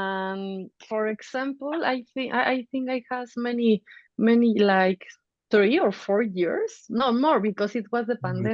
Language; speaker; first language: English; non-native, fluent; Spanish